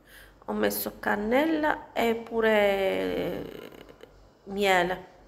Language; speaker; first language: Italian; non-native, learner; Arabic